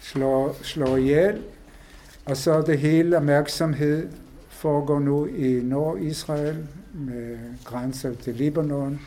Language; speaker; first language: Danish; non-native, fluent; Hebrew